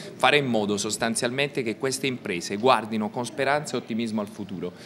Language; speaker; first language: Italian; native; Italian